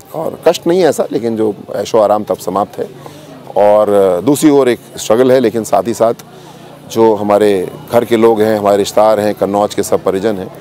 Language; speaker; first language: Hindi; native; Hindi